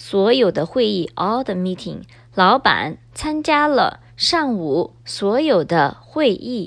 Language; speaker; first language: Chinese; early bilingual, heritage; Chinese